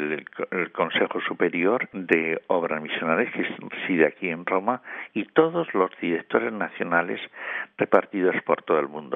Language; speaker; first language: Spanish; native; Spanish